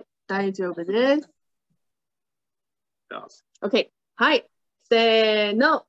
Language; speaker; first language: Japanese; non-native, fluent; English